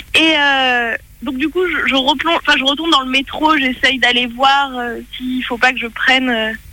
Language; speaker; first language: French; native; French